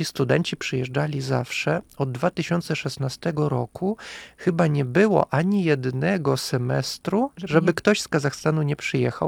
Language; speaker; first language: Polish; non-native, fluent; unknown